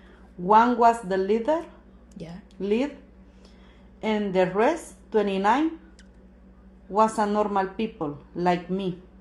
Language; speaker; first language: English; non-native, learner; Spanish